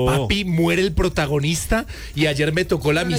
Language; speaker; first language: Spanish; native; Spanish